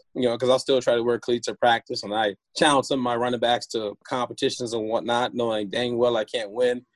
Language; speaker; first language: English; native; English